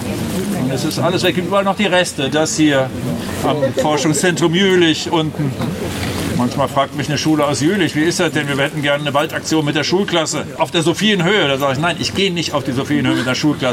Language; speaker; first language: German; native; German